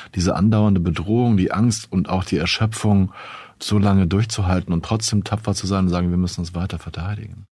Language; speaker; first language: German; non-native, fluent; Ukrainian